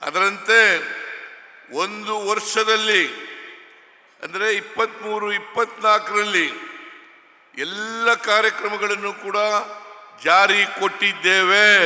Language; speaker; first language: Kannada; native; Kannada